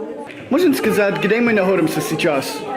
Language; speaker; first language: Russian; non-native, learner; English